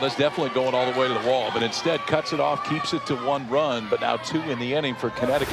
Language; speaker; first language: English; native; English